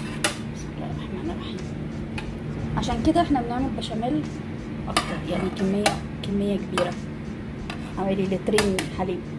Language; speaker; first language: Arabic; native; Arabic